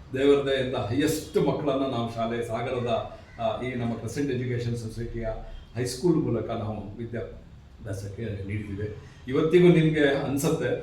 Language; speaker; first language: Kannada; non-native, local second language; Urdu